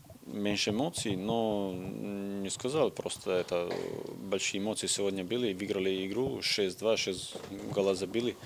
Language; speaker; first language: Russian; non-native, fluent; Serbian